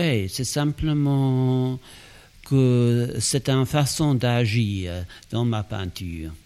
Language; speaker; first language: French; non-native, fluent; English